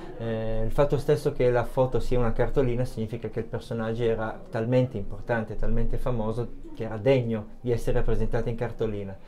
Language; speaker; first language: Italian; native; Italian